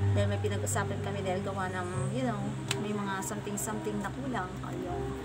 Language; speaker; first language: Filipino; non-native, local second language; Cebuano